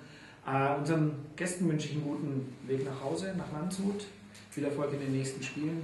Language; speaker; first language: German; native; German